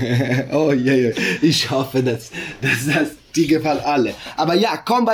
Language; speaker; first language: German; non-native, learner; Italian